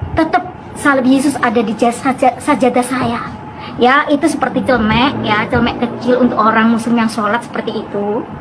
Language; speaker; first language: Indonesian; non-native, local second language; Madurese